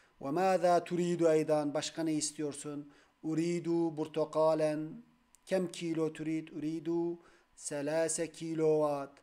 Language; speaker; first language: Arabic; non-native, fluent; Turkish